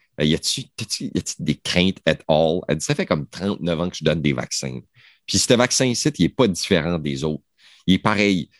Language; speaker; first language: French; native; French